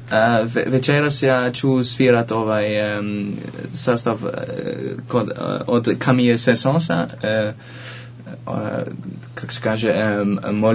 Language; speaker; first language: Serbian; non-native, learner; Dutch